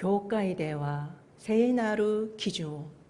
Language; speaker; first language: Japanese; non-native, fluent; Korean